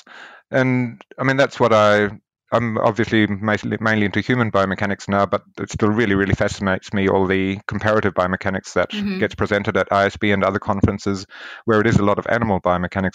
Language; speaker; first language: English; native; English